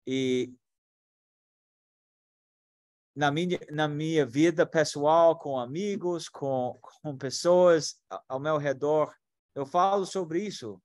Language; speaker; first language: Portuguese; non-native, fluent; English